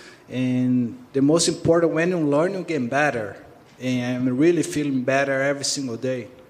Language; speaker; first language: English; non-native, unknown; Portuguese